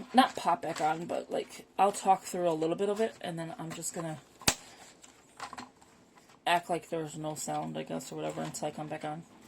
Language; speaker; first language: English; native; English